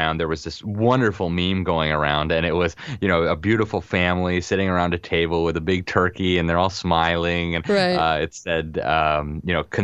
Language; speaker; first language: English; native; English